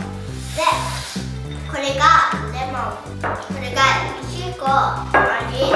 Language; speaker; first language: Japanese; early bilingual, heritage; Japanese